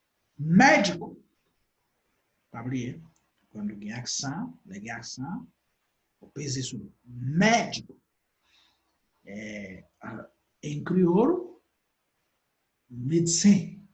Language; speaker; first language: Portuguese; non-native, fluent; Haitian Creole